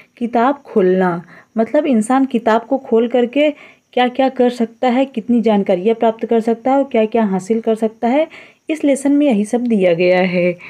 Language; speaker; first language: Hindi; native; Hindi